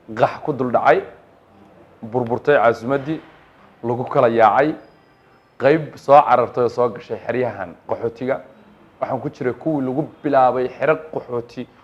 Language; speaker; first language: Somali; native; Somali